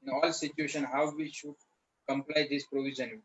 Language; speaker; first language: English; non-native, local second language; Gujarati